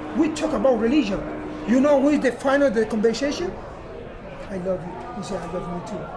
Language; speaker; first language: English; non-native, learner; Spanish